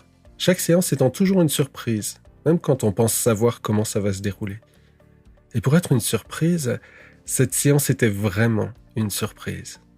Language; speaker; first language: French; native; French